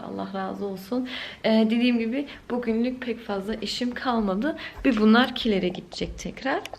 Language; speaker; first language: Turkish; early bilingual, heritage; Turkish